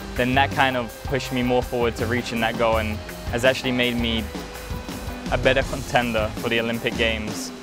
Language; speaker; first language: English; native; English